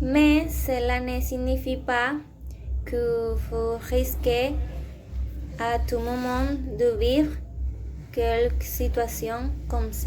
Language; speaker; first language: French; non-native, learner; Spanish